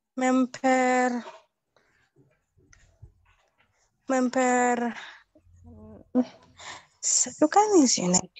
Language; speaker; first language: Indonesian; non-native, learner; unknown